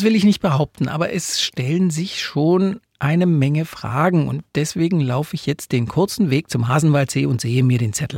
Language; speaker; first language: German; native; German